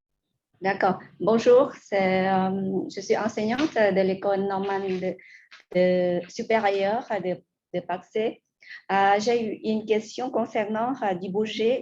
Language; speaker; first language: French; non-native, fluent; Lao